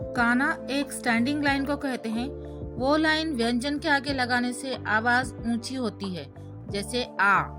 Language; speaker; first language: Urdu; native; Urdu